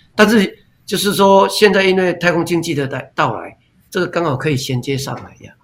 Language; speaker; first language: Chinese; non-native, local second language; Min Nan Chinese